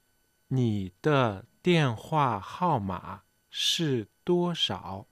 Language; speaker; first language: Chinese; non-native, learner; German